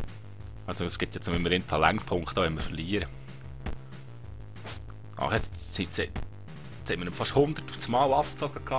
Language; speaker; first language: German; native; German